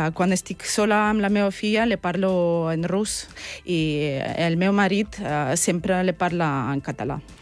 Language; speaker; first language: Catalan; non-native, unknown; Russian